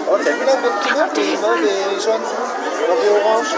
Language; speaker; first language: French; native; French